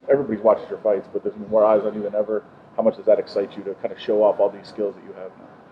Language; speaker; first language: English; native; English